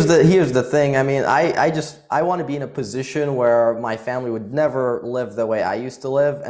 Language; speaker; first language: English; early bilingual, other home language; Arabic